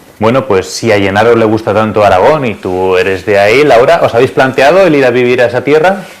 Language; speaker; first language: Spanish; native; Spanish